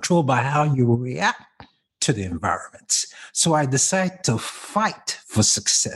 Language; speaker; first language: English; non-native, local second language; Yoruba